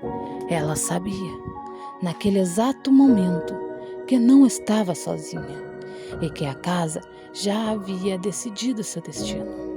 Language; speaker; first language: Portuguese; native; Portuguese